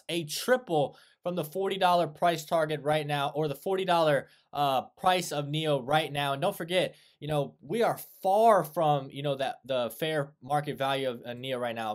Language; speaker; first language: English; native; English